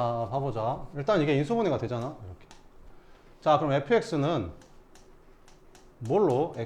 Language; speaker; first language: Korean; native; Korean